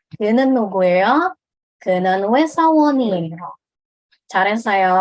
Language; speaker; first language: Korean; non-native, fluent; Indonesian